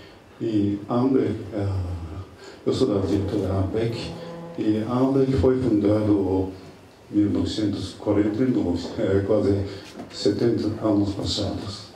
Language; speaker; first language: Portuguese; non-native, learner; Japanese